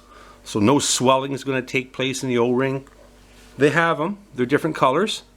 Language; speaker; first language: English; native; English